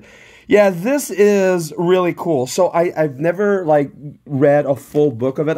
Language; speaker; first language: English; native; English